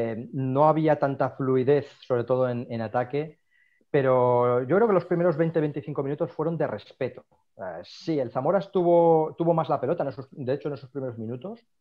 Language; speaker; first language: Spanish; native; Spanish